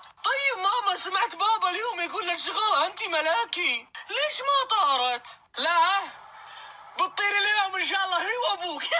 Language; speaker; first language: Arabic; native; Arabic